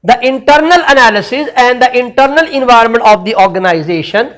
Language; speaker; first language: English; non-native, local second language; Urdu